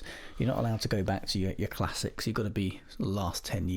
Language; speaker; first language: English; native; English